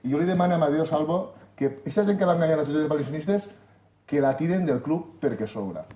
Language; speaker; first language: Spanish; non-native, local second language; Catalan